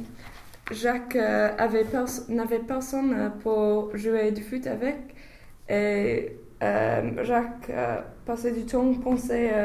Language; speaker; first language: French; non-native, learner; English